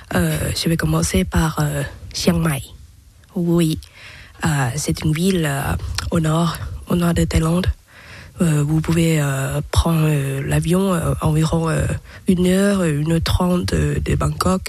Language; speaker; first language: French; non-native, learner; Thai